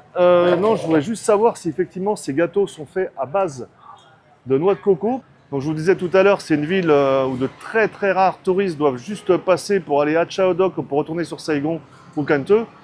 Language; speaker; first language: French; native; French